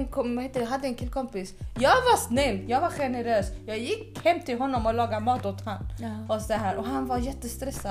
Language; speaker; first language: Swedish; early bilingual, other home language; Spanish